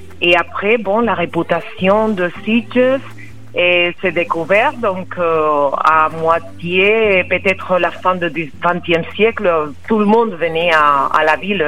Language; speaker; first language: French; non-native, fluent; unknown